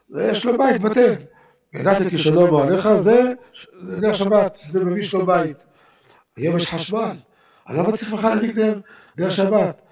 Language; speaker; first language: Hebrew; native; Hebrew